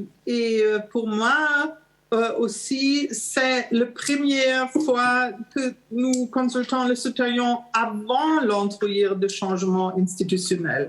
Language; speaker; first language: French; non-native, learner; German